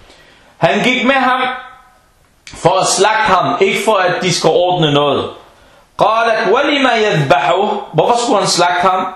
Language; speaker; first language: Danish; non-native, fluent; Arabic